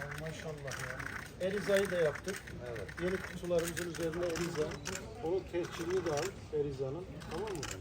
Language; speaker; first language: Turkish; native; Turkish